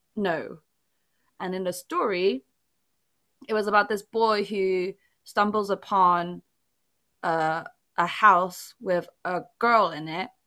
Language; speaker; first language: English; early bilingual, other home language; Cantonese